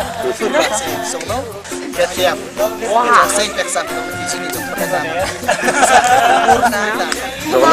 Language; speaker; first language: French; non-native, learner; Nepali